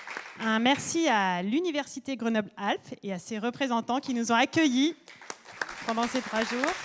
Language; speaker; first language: French; native; French